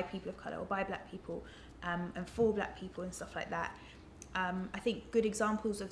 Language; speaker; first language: English; native; English